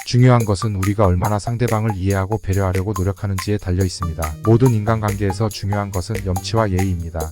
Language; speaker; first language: Korean; native; Korean